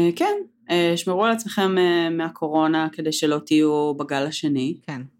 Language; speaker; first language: Hebrew; native; Hebrew